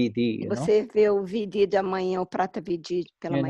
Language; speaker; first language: Portuguese; native; Portuguese